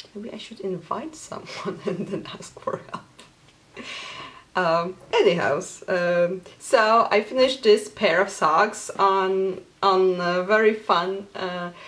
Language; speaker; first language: English; non-native, fluent; Polish